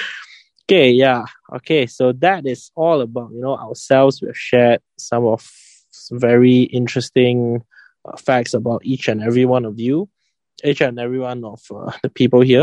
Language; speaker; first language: English; non-native, local second language; Chinese